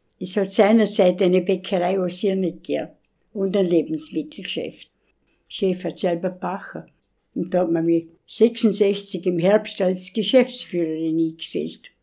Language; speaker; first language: German; native; German